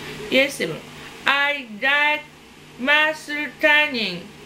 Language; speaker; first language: English; non-native, learner; Japanese